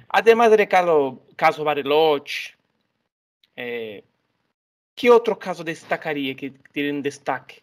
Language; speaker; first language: Spanish; non-native, learner; Portuguese